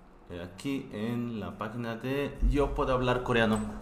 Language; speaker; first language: Spanish; non-native, fluent; Korean